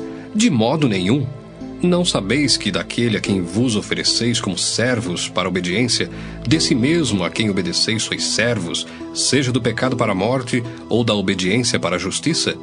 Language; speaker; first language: Portuguese; native; Portuguese